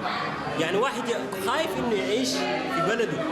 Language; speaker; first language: Arabic; native; Arabic